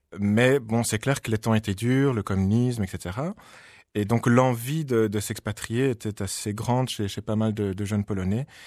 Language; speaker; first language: French; early bilingual, other home language; Polish